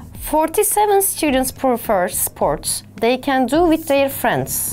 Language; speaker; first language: English; non-native, fluent; Turkish